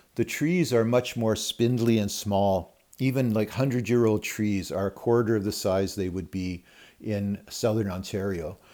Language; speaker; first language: English; native; English